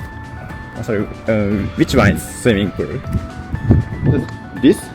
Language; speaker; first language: English; non-native, learner; Japanese